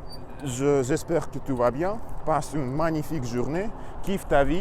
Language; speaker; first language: French; non-native, learner; Russian